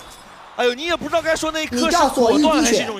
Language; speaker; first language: Chinese; native; Chinese